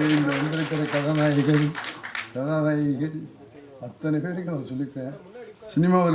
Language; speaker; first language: Tamil; native; Tamil